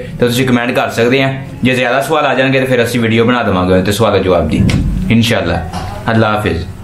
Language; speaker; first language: Punjabi; native; Punjabi